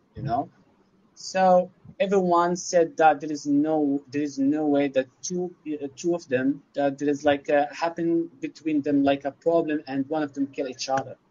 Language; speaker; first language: English; non-native, learner; Arabic